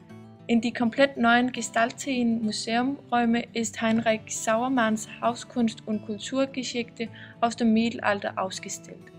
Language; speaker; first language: German; non-native, learner; Danish